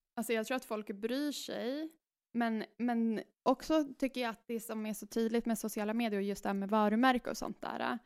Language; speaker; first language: Swedish; early bilingual, other home language; Spanish